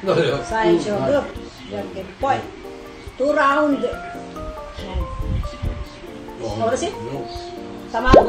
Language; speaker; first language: Japanese; non-native, learner; Filipino